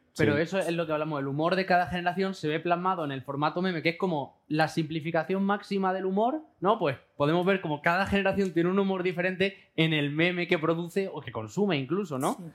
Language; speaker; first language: Spanish; native; Spanish